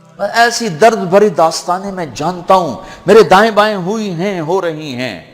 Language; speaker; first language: Urdu; non-native, local second language; Punjabi